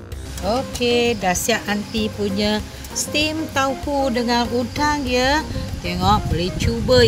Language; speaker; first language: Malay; non-native, local second language; Chinese